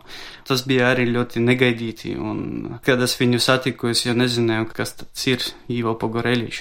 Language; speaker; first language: Latvian; non-native, local second language; Russian